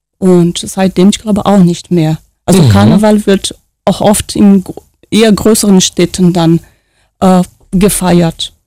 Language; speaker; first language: German; non-native, fluent; Portuguese